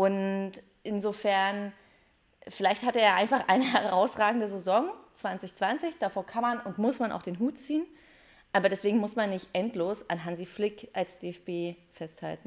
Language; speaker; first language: German; native; German